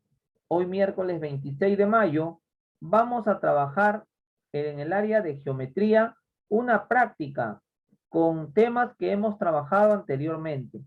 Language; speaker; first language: Spanish; native; Spanish